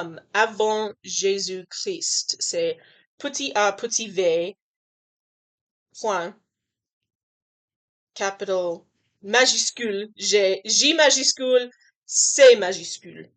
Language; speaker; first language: French; non-native, learner; English